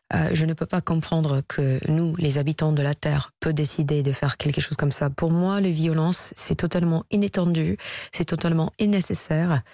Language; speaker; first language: French; non-native, fluent; English